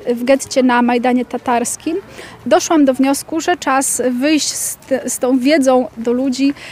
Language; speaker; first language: Polish; native; Polish